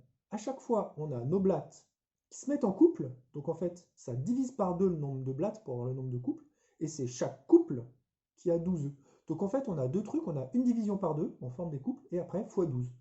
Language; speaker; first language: French; native; French